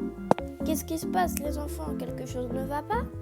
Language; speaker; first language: French; native; French